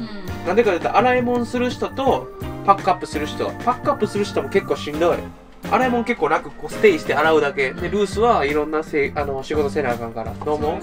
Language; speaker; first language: Japanese; native; Japanese